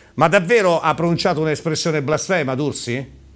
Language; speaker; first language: Italian; native; Italian